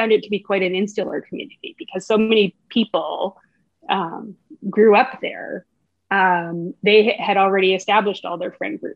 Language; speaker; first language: English; native; English